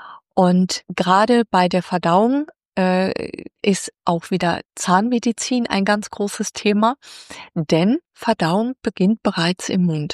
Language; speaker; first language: German; native; German